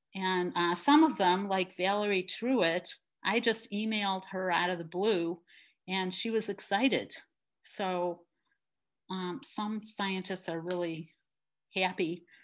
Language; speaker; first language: English; native; English